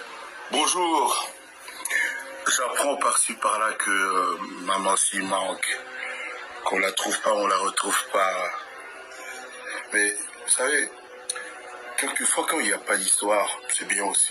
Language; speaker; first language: French; non-native, local second language; Lingala